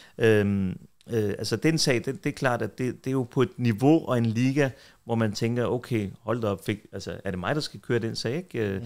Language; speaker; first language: Danish; early bilingual, other home language; Kurdish